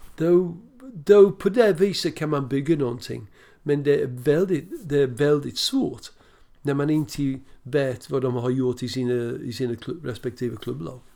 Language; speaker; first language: Swedish; non-native, fluent; English